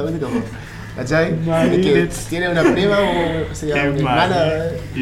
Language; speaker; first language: Spanish; non-native, learner; Haitian Creole